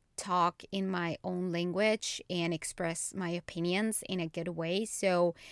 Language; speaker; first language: English; non-native, fluent; Spanish